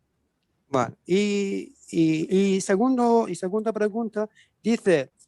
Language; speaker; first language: Spanish; non-native, learner; Arabic